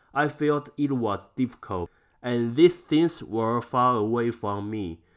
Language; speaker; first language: English; non-native, fluent; Chinese